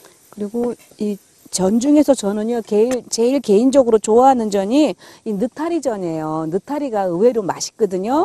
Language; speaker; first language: Korean; native; Korean